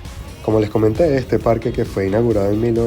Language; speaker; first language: Spanish; native; Spanish